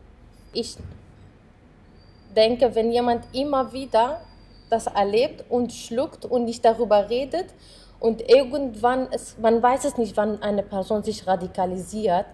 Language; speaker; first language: German; non-native, fluent; Arabic